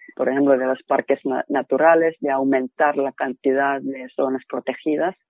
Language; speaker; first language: Spanish; non-native, fluent; Finnish